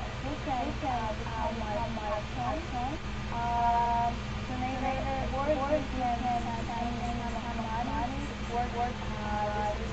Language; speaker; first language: English; non-native, learner; Ukrainian